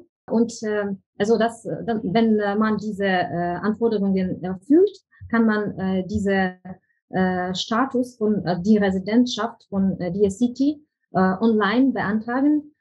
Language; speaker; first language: German; non-native, fluent; Ukrainian